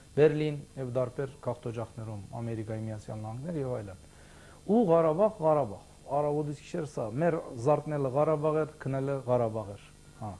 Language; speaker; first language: Armenian; early bilingual, heritage; Armenian